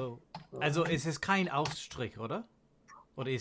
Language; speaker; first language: German; non-native, learner; English